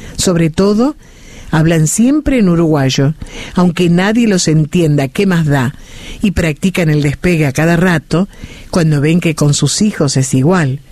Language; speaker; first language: Spanish; native; Spanish